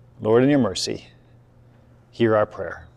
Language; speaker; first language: English; native; English